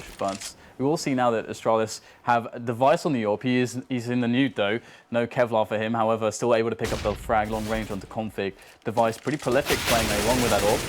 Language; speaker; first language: English; native; English